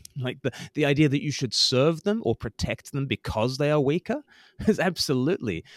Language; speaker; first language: English; native; English